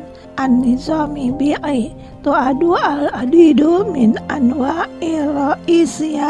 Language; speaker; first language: Arabic; non-native, fluent; Indonesian